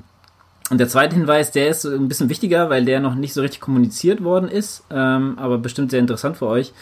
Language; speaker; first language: German; native; German